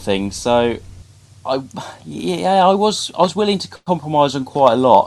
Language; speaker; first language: English; native; English